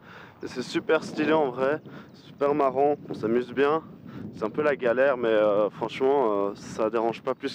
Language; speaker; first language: French; native; French